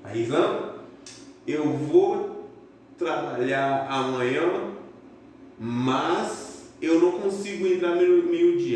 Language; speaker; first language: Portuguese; non-native, fluent; Haitian Creole